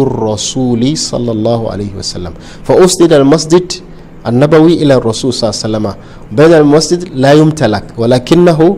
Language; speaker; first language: Arabic; non-native, fluent; Hausa